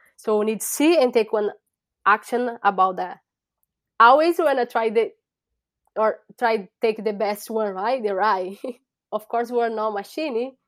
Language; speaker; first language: English; non-native, learner; Portuguese